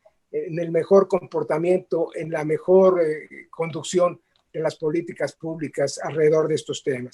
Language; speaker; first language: Spanish; native; Spanish